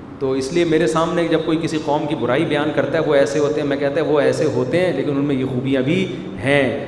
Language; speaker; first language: Urdu; native; Urdu